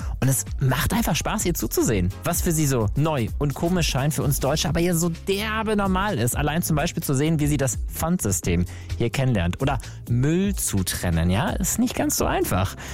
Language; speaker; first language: German; native; German